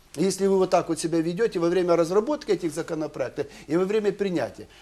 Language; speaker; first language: Russian; non-native, local second language; Ukrainian